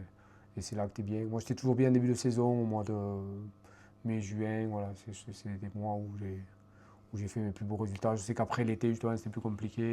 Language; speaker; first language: French; native; French